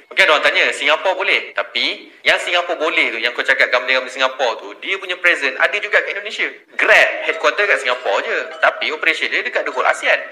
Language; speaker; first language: Malay; native; Malay